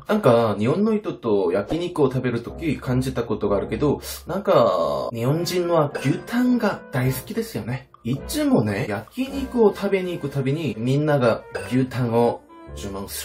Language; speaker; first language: Japanese; non-native, fluent; Korean